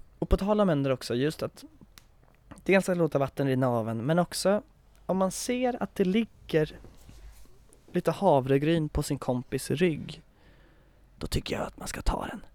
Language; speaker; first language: Swedish; native; Swedish